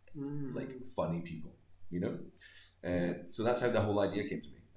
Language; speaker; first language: English; native; English